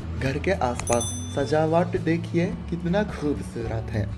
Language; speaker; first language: Hindi; non-native, fluent; Japanese